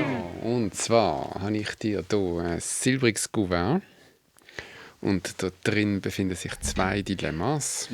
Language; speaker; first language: German; native; German